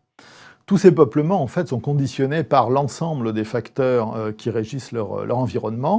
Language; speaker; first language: French; native; French